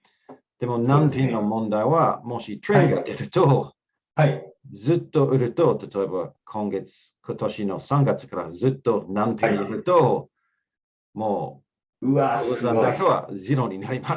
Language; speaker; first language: Japanese; non-native, learner; English